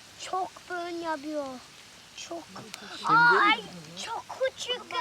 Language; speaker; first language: Turkish; early bilingual, heritage; Turkish